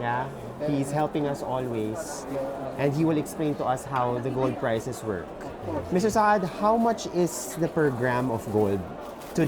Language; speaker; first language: English; non-native, learner; Filipino